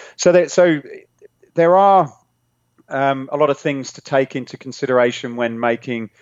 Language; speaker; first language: English; native; English